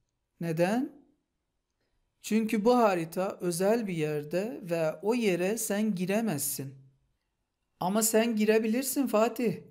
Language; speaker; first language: Turkish; non-native, fluent; Persian